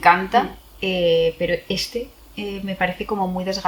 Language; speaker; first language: Spanish; native; Spanish